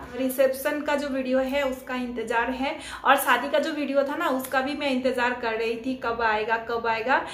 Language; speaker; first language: Hindi; non-native, local second language; Bangla